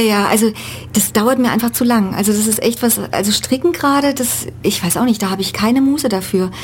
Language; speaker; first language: German; native; German